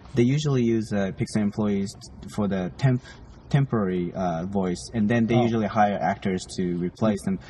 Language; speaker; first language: English; non-native, fluent; Japanese